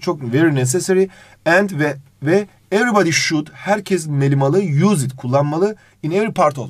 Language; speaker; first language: English; non-native, fluent; Turkish